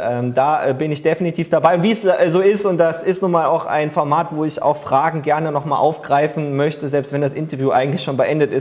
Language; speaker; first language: German; native; German